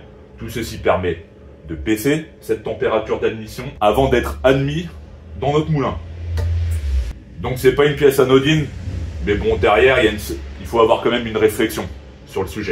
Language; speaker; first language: French; native; French